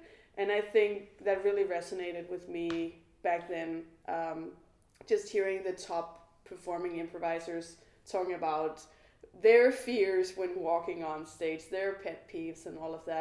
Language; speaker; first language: English; non-native, fluent; Danish